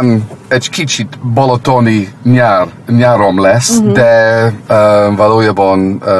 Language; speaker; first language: Hungarian; non-native, learner; English